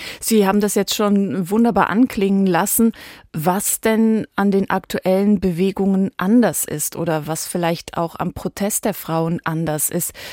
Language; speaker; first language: German; native; German